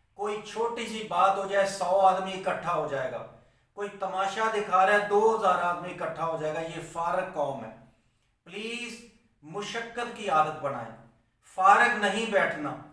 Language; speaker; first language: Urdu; non-native, local second language; Punjabi